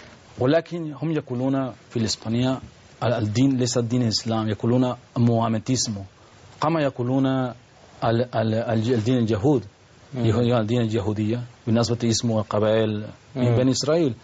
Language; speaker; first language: Arabic; non-native, learner; Spanish